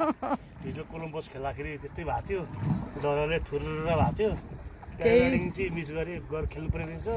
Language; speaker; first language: Nepali; native; Nepali